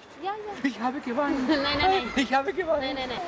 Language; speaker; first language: German; non-native, fluent; Spanish